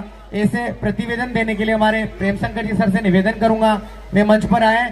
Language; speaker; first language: Hindi; native; Hindi